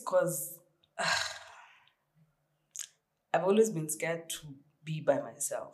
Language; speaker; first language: English; non-native, local second language; Swahili